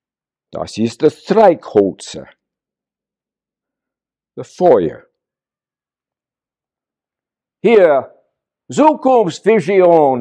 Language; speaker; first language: German; non-native, learner; English